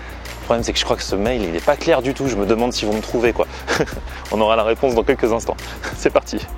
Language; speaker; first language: French; native; French